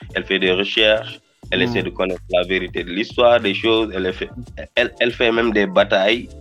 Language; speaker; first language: French; non-native, local second language; Wolof